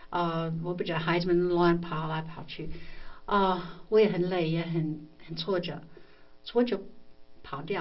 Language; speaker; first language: Chinese; non-native, fluent; English